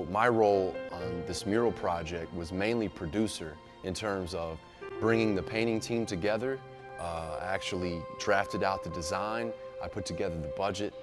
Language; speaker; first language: English; native; English